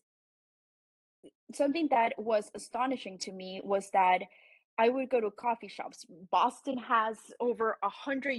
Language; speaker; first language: English; non-native, fluent; Spanish